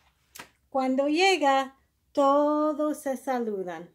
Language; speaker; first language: Spanish; early bilingual, heritage; Spanish